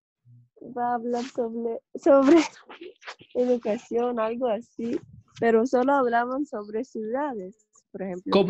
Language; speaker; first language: Spanish; non-native, learner; Russian